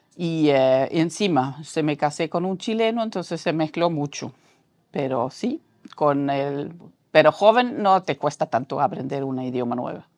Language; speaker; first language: Spanish; non-native, fluent; Norwegian